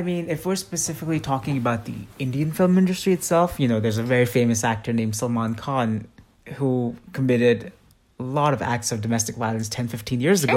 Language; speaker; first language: English; non-native, local second language; Hindi